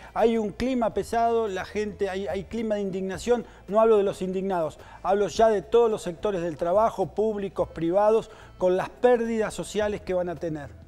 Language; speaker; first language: Spanish; native; Spanish